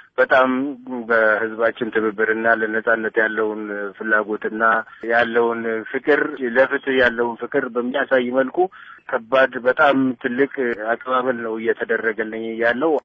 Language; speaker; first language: Amharic; non-native, local second language; Oromo